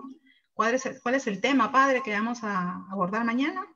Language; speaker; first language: Spanish; native; Spanish